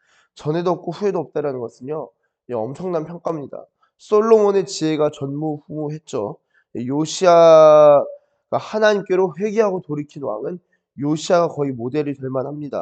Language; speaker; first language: Korean; native; Korean